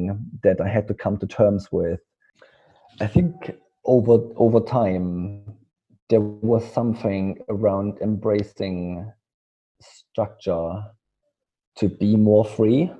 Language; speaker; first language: English; non-native, fluent; German